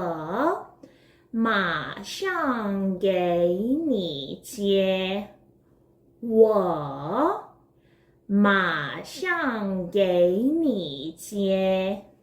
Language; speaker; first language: Chinese; non-native, fluent; Korean